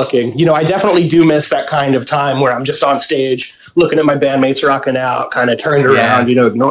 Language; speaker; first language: English; native; English